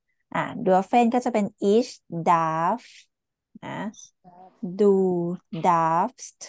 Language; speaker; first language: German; non-native, fluent; Thai